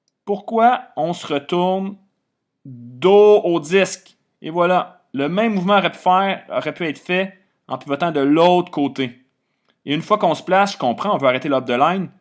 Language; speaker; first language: French; native; French